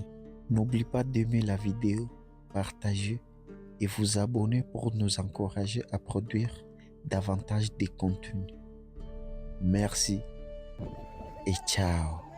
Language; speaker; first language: French; non-native, local second language; Swahili